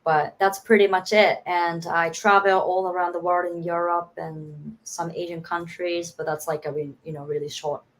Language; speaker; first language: English; non-native, fluent; Japanese